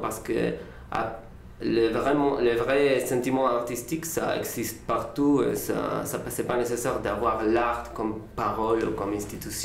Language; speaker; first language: French; non-native, learner; Spanish